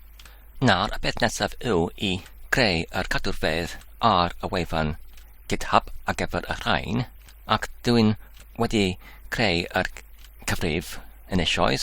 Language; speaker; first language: Welsh; non-native, learner; Polish